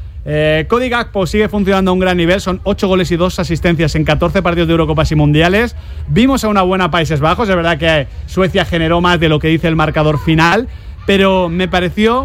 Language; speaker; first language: Spanish; native; Spanish